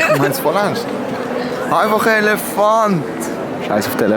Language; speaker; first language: German; non-native, local second language; Croatian